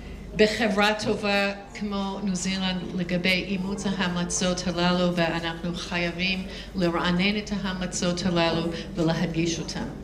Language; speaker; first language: Hebrew; non-native, fluent; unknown